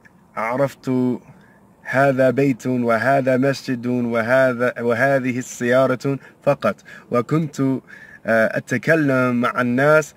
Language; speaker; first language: Arabic; non-native, learner; English